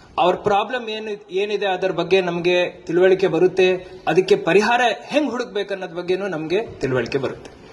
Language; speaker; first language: Kannada; non-native, fluent; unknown